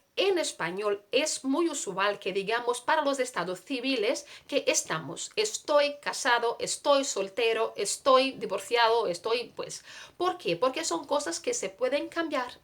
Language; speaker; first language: Spanish; non-native, fluent; Portuguese